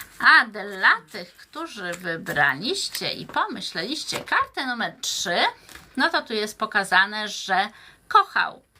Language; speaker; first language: Polish; native; Polish